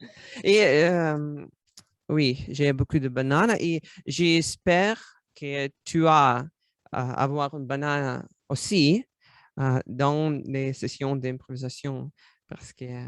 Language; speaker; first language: French; non-native, learner; Russian